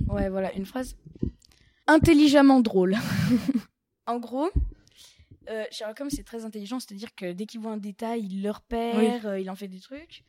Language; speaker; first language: French; native; French